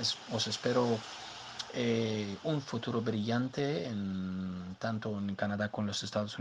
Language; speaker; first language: Spanish; non-native, fluent; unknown